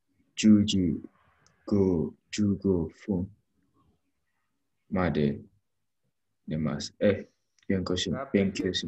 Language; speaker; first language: Japanese; non-native, learner; Indonesian